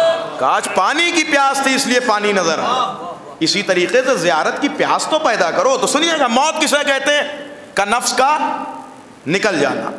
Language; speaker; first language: Urdu; native; Urdu